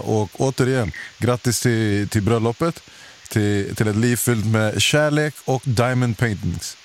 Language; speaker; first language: Swedish; native; Swedish